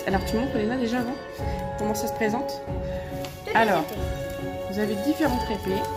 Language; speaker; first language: French; native; French